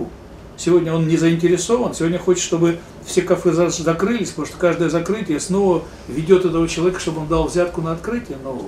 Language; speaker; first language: Russian; native; Russian